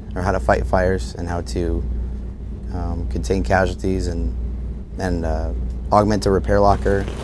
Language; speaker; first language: English; native; English